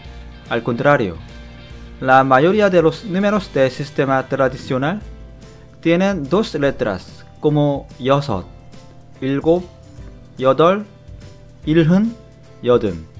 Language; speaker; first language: Spanish; non-native, fluent; Korean